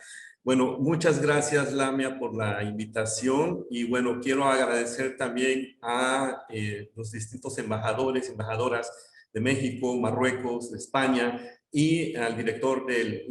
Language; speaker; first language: Spanish; non-native, local second language; Yucateco